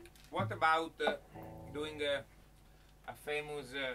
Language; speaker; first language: English; non-native, learner; Italian